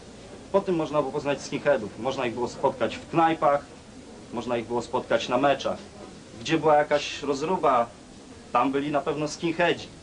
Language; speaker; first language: Polish; native; Polish